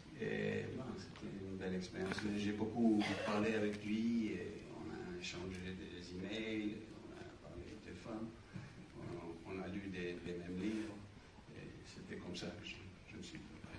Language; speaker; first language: French; non-native, fluent; English